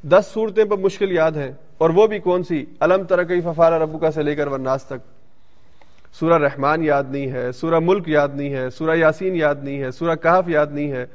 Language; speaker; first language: Urdu; early bilingual, heritage; Urdu